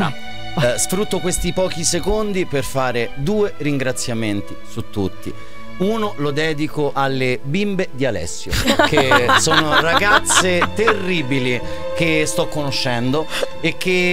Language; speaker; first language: Italian; native; Italian